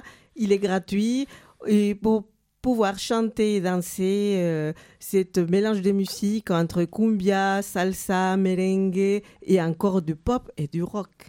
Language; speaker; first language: French; non-native, fluent; Spanish